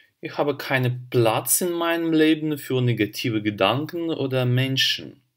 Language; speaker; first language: German; non-native, fluent; Russian